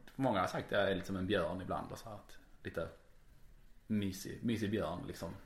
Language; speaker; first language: Swedish; native; Swedish